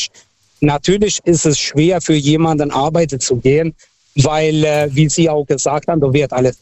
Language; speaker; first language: German; non-native, fluent; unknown